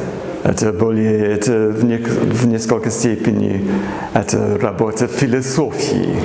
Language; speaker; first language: Russian; non-native, fluent; English